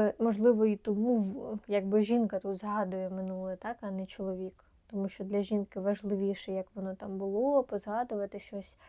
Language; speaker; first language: Ukrainian; non-native, local second language; Russian